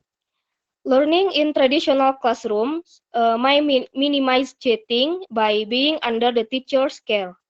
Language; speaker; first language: English; non-native, learner; Indonesian